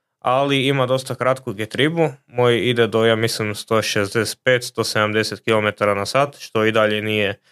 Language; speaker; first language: Croatian; native; Croatian